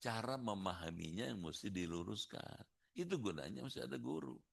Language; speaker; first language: Indonesian; native; Indonesian